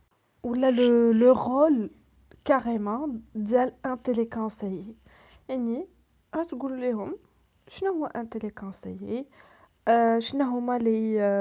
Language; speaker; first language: Arabic; native; Arabic